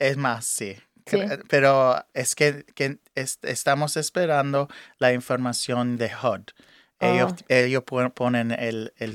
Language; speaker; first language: Spanish; early bilingual, heritage; English